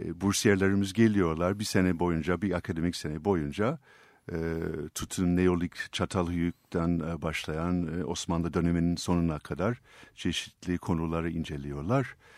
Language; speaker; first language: Turkish; non-native, fluent; English